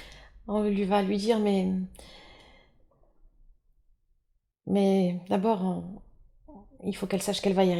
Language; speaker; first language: French; native; French